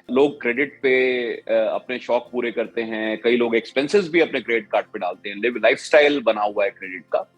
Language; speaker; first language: Hindi; native; Hindi